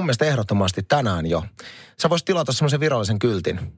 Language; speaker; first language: Finnish; native; Finnish